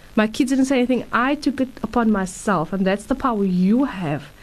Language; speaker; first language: English; native; English